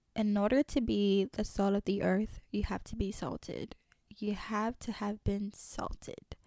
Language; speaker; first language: English; early bilingual, other home language; French